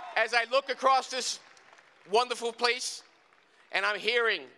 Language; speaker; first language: English; early bilingual, other home language; Spanish